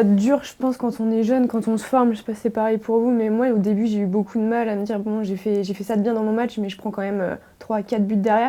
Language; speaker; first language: French; native; French